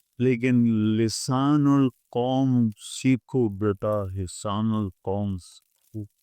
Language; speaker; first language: Urdu; non-native, local second language; Punjabi